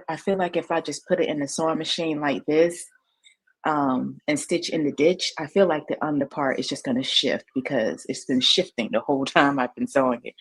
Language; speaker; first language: English; native; English